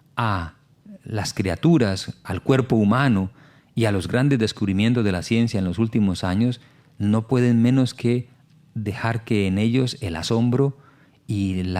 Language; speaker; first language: Spanish; native; Spanish